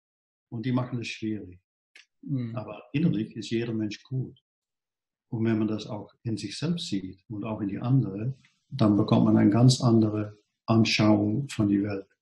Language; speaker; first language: German; non-native, fluent; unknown